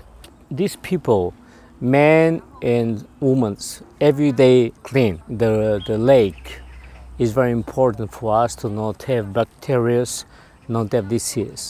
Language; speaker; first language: English; non-native, learner; German